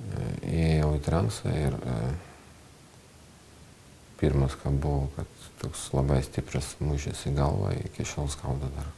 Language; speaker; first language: Lithuanian; non-native, learner; Russian